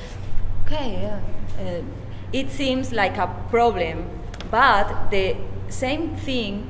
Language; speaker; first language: English; non-native, learner; Spanish